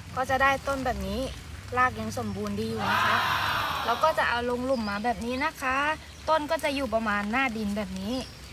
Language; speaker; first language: Thai; native; Thai